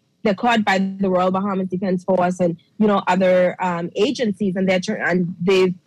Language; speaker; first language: English; early bilingual, other home language; Haitian Creole